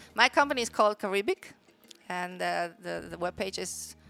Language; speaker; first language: English; non-native, fluent; Spanish